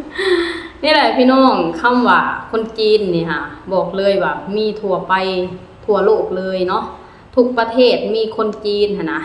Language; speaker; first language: Thai; non-native, local second language; Lao